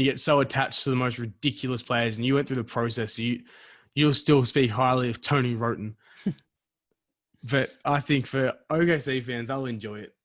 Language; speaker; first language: English; native; English